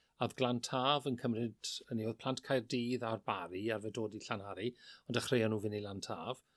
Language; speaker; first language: Welsh; native; Welsh